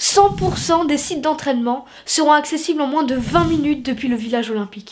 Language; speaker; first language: French; native; French